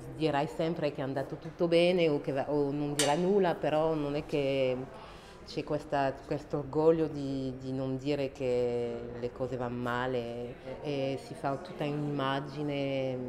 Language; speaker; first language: Italian; non-native, fluent; French